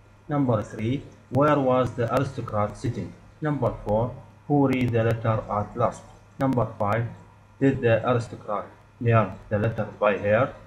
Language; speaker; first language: English; non-native, fluent; Arabic